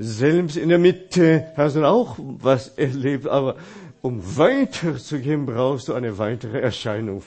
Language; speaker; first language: German; non-native, fluent; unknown